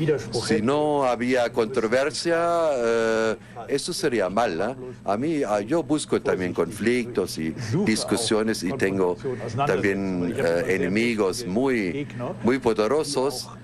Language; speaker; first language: Spanish; non-native, fluent; German